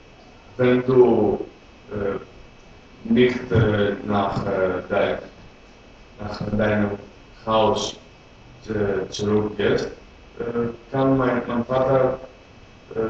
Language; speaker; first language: German; non-native, learner; Greek